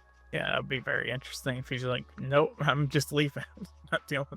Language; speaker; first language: English; native; English